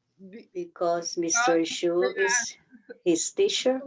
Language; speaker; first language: English; non-native, learner; Spanish